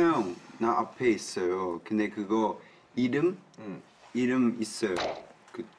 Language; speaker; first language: Korean; non-native, learner; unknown